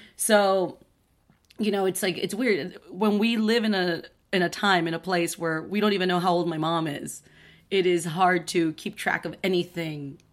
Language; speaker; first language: English; early bilingual, other home language; Spanish